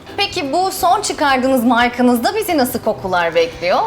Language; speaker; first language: Turkish; native; Turkish